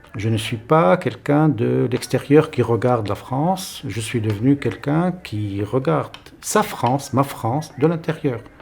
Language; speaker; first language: French; non-native, fluent; Arabic